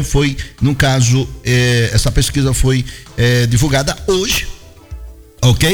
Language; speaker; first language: Portuguese; native; Portuguese